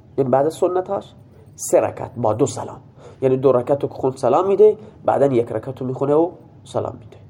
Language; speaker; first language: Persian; non-native, local second language; Baluchi